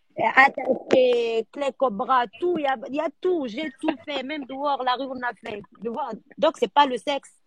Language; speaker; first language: French; non-native, local second language; Arabic